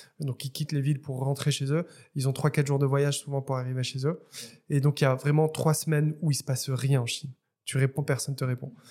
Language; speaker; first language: French; non-native, local second language; Arabic